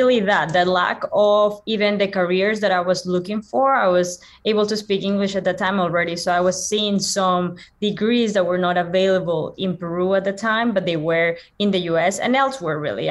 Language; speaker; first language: English; non-native, fluent; Spanish